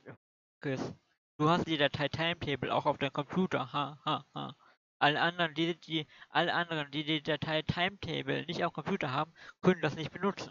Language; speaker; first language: German; native; German